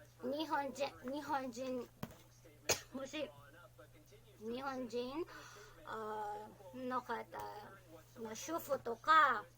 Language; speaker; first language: Japanese; non-native, learner; Filipino